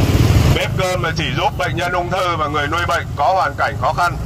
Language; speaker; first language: Vietnamese; native; Vietnamese